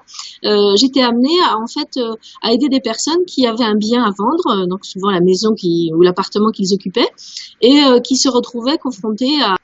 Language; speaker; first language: French; native; French